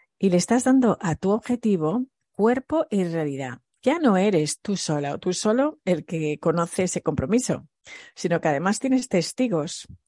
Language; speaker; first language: Spanish; early bilingual, other home language; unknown